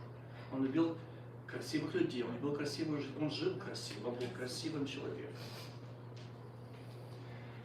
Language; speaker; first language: Russian; native; Russian